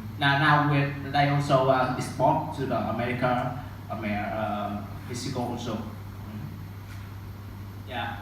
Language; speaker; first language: English; non-native, learner; Vietnamese